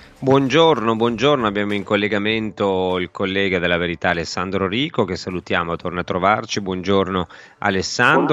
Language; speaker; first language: Italian; native; Italian